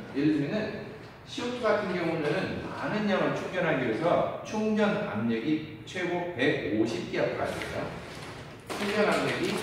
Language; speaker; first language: Korean; native; Korean